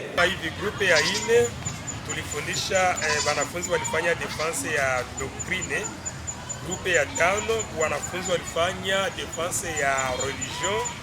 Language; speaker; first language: Swahili; non-native, local second language; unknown